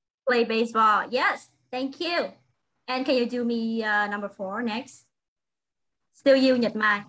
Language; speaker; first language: English; non-native, fluent; Vietnamese